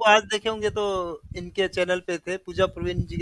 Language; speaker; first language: Hindi; native; Hindi